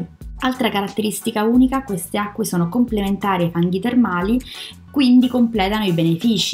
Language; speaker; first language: Italian; native; Italian